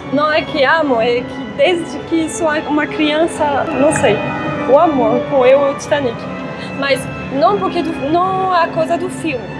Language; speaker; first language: Portuguese; non-native, fluent; French